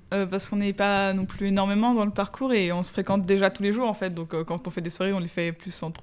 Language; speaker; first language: French; native; French